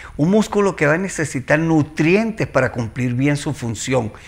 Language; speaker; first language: Spanish; native; Spanish